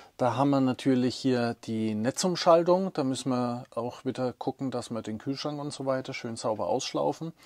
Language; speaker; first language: German; native; German